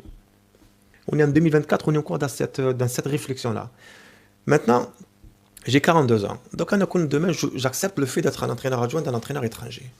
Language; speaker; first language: French; native; French